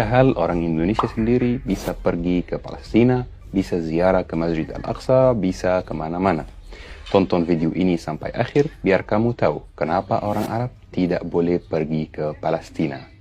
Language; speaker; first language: Indonesian; non-native, fluent; Arabic